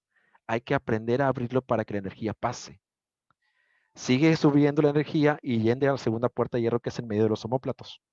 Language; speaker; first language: Spanish; native; Spanish